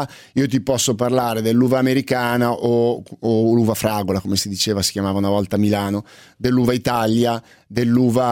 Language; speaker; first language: Italian; native; Italian